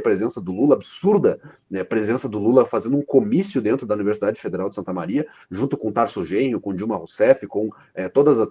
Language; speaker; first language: Portuguese; native; Portuguese